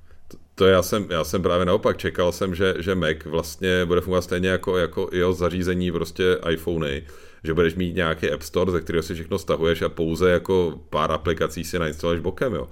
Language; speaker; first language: Czech; native; Czech